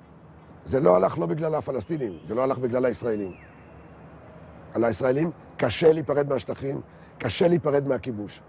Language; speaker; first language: Hebrew; native; Hebrew